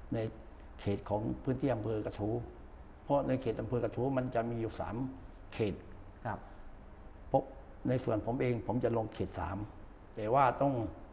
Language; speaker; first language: Thai; native; Thai